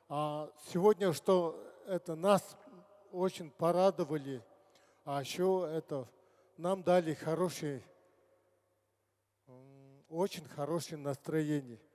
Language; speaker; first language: Russian; non-native, learner; Mongolian